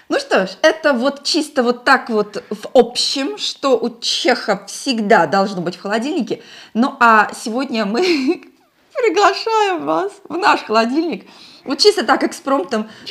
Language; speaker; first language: Russian; native; Russian